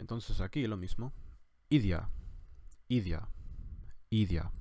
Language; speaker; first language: Spanish; non-native, fluent; English